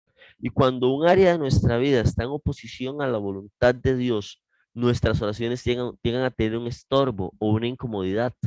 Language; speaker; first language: Spanish; native; Spanish